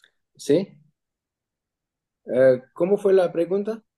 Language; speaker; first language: Spanish; non-native, fluent; German